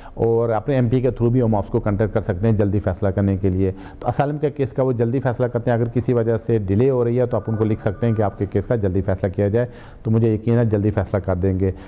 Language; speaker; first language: Hindi; non-native, local second language; Punjabi